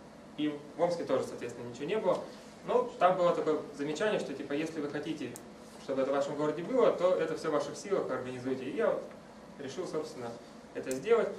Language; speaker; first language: Russian; native; Russian